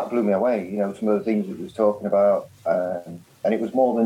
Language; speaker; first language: English; native; English